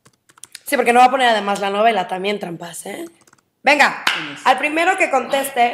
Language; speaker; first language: Spanish; native; Spanish